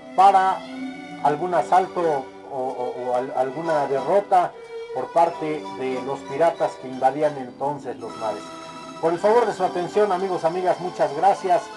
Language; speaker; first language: Spanish; native; Spanish